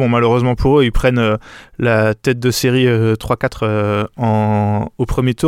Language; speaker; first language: French; native; French